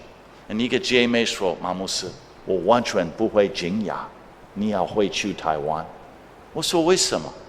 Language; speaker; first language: Chinese; non-native, fluent; English